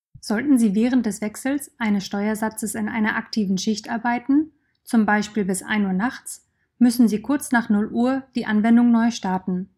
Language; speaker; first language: German; native; German